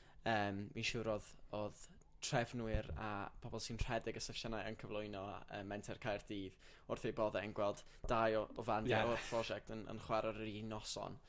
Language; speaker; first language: Welsh; native; Welsh